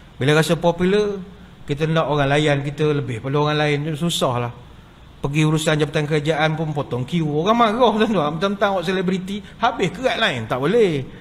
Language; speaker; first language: Malay; native; Malay